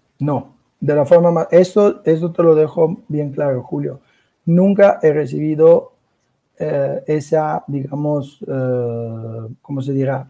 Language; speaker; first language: Spanish; non-native, fluent; Italian